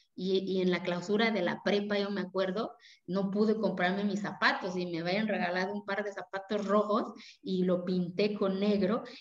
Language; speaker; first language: Spanish; non-native, local second language; Zapotec